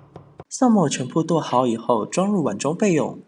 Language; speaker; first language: Chinese; native; Chinese